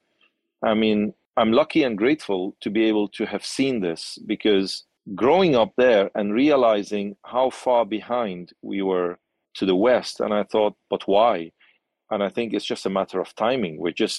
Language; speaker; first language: English; non-native, local second language; Arabic